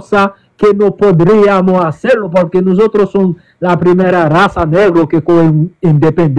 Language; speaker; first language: Spanish; non-native, fluent; Haitian Creole